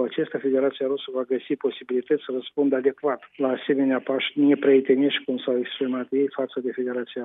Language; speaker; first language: Romanian; native; Romanian